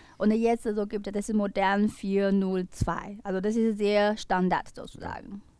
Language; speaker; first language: German; non-native, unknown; Chinese